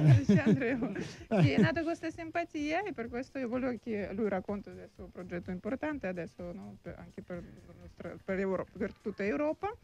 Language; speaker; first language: Italian; non-native, learner; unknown